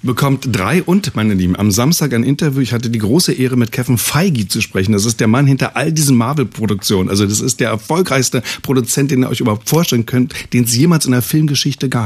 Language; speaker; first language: German; native; German